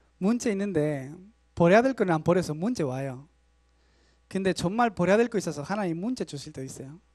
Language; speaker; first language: Korean; non-native, learner; Spanish